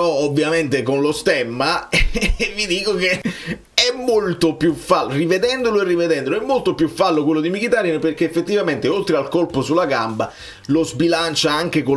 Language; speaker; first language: Italian; native; Italian